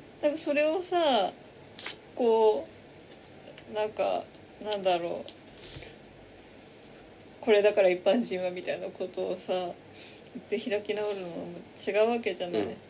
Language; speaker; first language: Japanese; native; Japanese